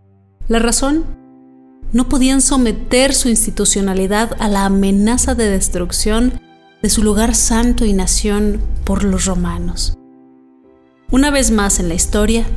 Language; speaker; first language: Spanish; native; Spanish